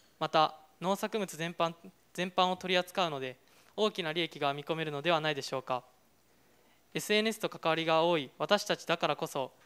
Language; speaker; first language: Japanese; native; Japanese